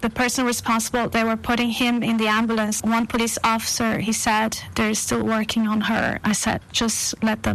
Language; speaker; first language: English; native; English